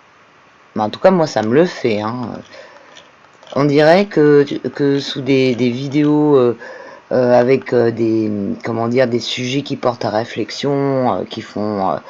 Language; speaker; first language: French; native; French